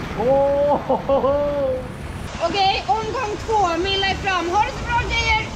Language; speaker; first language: Swedish; native; Swedish